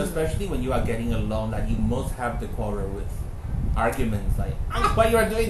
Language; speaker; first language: English; non-native, fluent; Chinese